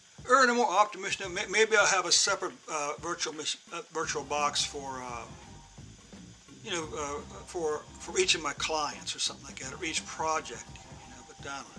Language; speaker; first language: English; native; English